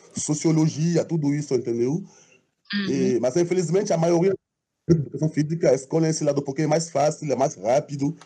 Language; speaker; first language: Portuguese; non-native, fluent; French